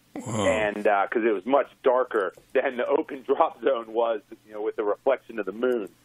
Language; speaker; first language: English; native; English